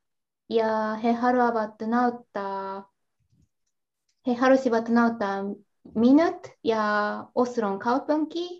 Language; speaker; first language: Finnish; non-native, learner; Japanese